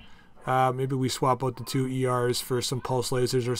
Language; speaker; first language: English; native; English